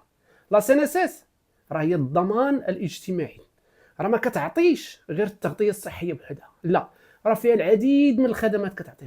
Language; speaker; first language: Arabic; native; Arabic